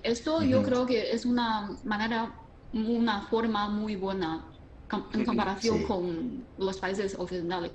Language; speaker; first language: Spanish; non-native, fluent; Chinese